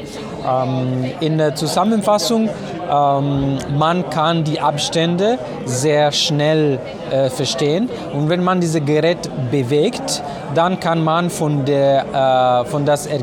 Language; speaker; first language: German; non-native, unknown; Italian